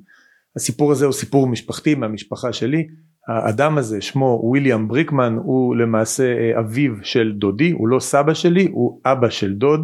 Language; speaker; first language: Hebrew; native; Hebrew